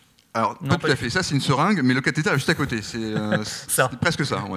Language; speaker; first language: French; native; French